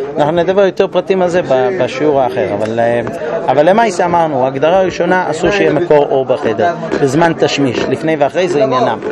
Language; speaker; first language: Hebrew; non-native, fluent; English